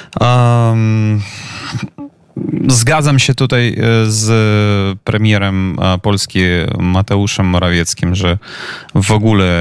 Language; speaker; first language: Polish; non-native, fluent; Ukrainian